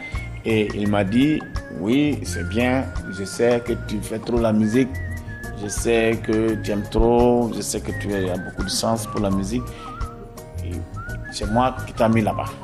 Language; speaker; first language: French; non-native, local second language; Bambara